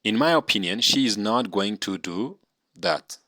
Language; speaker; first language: English; non-native, local second language; Amharic